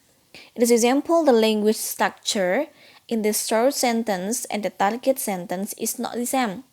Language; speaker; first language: English; non-native, learner; Indonesian